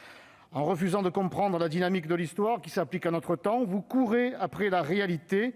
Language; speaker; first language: French; native; French